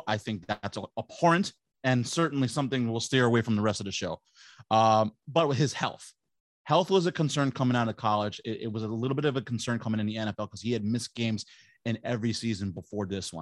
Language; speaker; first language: English; native; English